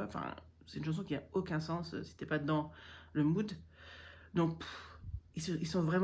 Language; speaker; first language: French; native; French